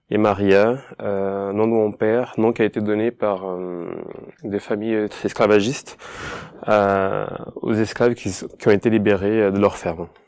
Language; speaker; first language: French; non-native, fluent; Portuguese